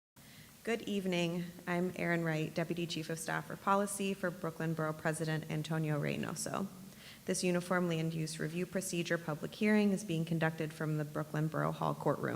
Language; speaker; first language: English; native; English